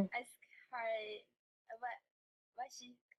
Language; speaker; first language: English; non-native, learner; Japanese